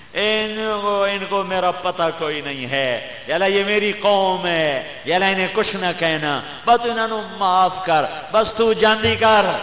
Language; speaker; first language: Urdu; non-native, local second language; Punjabi